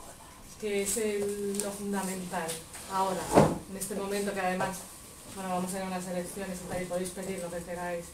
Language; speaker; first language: Spanish; native; Spanish